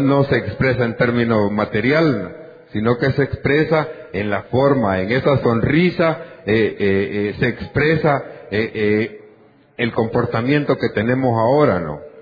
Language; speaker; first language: Spanish; native; Spanish